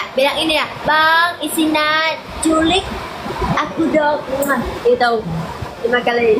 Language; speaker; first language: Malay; non-native, fluent; Vietnamese